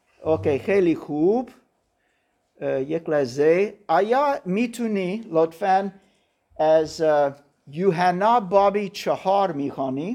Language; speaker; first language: Persian; non-native, fluent; German